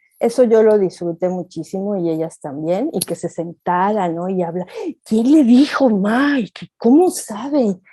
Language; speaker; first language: Spanish; native; Spanish